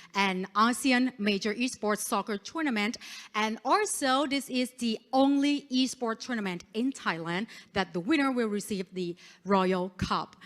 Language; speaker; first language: English; non-native, fluent; Thai